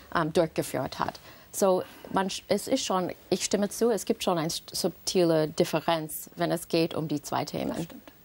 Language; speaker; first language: German; non-native, fluent; English